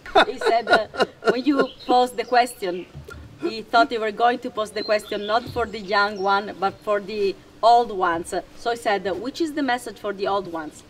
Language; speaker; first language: English; non-native, fluent; Italian